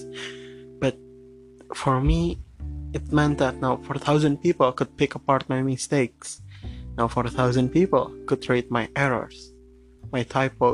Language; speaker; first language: English; non-native, fluent; Indonesian